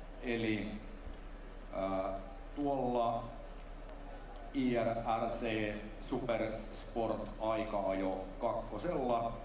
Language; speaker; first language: Finnish; native; Finnish